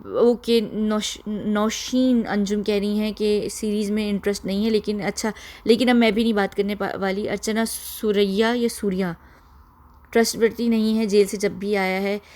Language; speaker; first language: Urdu; early bilingual, heritage; Hindi